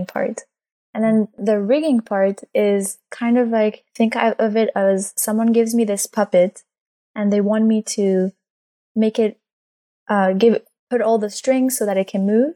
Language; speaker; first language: English; non-native, fluent; French